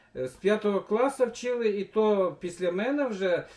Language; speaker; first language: Ukrainian; non-native, local second language; Bulgarian